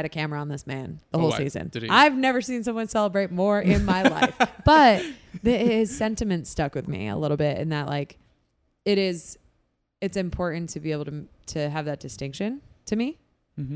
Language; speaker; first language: English; native; English